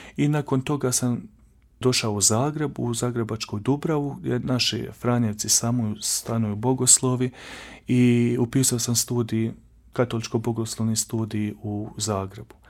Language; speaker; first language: Croatian; native; Croatian